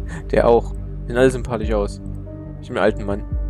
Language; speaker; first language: German; native; German